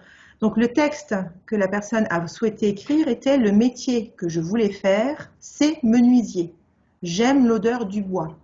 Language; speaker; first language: French; native; French